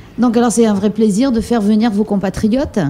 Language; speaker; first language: French; native; French